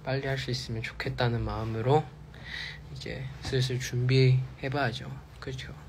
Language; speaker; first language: Korean; non-native, fluent; Chinese